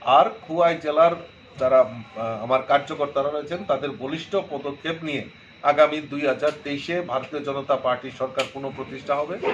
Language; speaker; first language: Bangla; native; Bangla